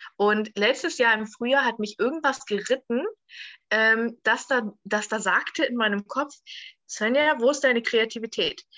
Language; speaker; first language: German; native; German